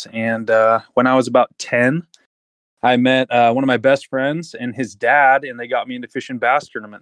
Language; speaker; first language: English; native; English